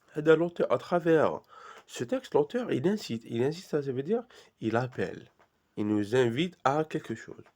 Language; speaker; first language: French; non-native, local second language; Arabic